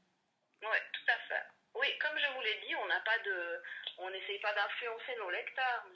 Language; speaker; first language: French; native; French